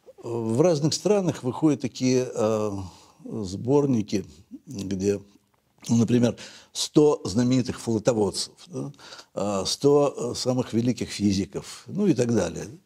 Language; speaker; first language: Russian; native; Russian